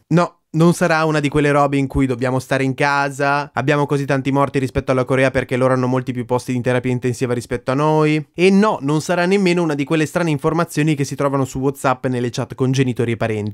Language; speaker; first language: Italian; native; Italian